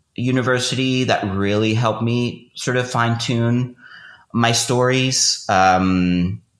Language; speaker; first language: English; non-native, fluent; Spanish